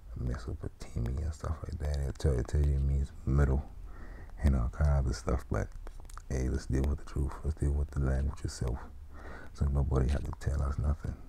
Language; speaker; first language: English; native; English